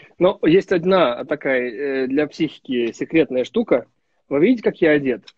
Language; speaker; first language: Russian; native; Russian